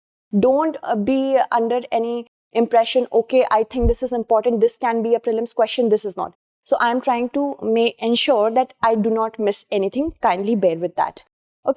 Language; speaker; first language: English; non-native, local second language; Hindi